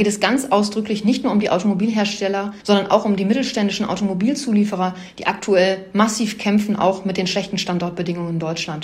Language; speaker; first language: German; native; German